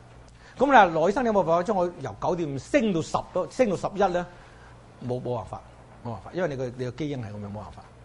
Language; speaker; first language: Chinese; native; Chinese